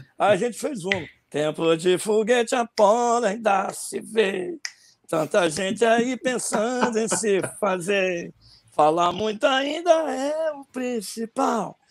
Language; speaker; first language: Portuguese; native; Portuguese